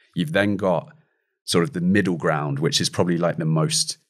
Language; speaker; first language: English; native; English